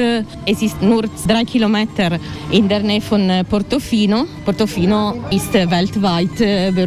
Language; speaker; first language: German; non-native, learner; Italian